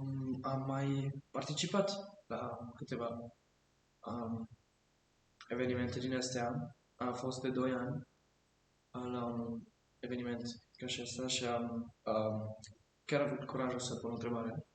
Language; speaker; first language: Romanian; early bilingual, heritage; German